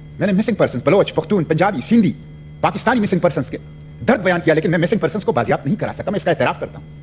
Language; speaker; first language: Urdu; non-native, local second language; Pashto